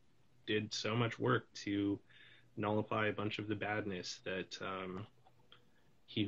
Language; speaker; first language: English; native; English